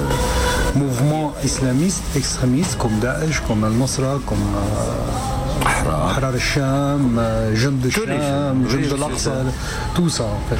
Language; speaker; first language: French; non-native, fluent; Arabic